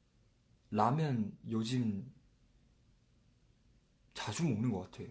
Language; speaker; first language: Korean; non-native, fluent; Chinese